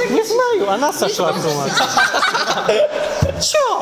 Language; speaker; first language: Russian; non-native, learner; Polish